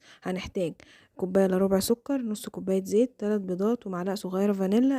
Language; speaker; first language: Arabic; native; Arabic